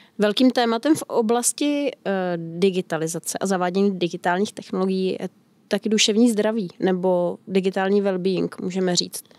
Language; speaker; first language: Czech; native; Czech